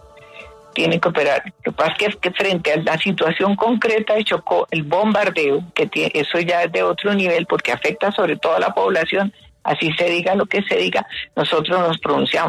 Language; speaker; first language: Spanish; native; Spanish